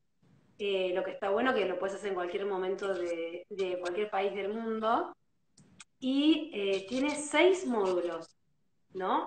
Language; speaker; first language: Spanish; native; Spanish